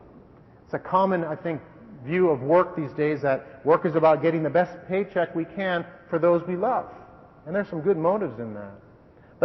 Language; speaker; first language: English; native; English